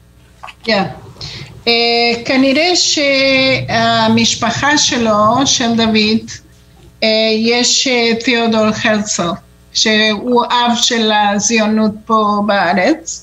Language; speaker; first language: Hebrew; non-native, fluent; Spanish